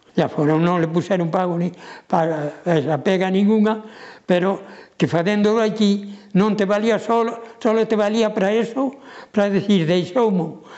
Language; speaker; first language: Spanish; non-native, local second language; Galician